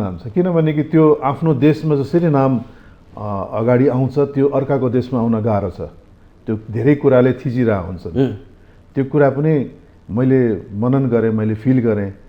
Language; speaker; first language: Nepali; native; Nepali